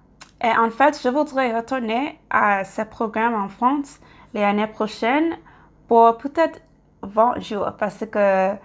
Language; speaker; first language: French; non-native, learner; English